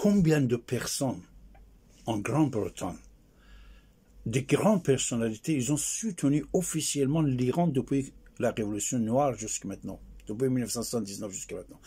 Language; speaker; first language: French; non-native, fluent; Persian